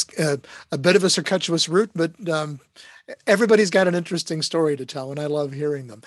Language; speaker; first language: English; native; English